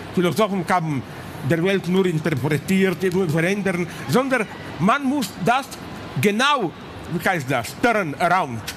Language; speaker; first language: German; non-native, learner; Slovenian